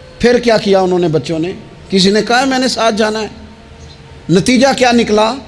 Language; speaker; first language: Urdu; non-native, local second language; Punjabi